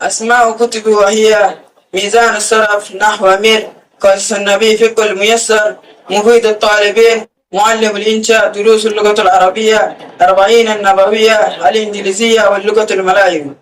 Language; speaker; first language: Arabic; non-native, learner; Rohingya